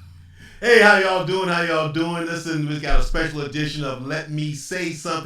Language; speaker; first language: English; native; English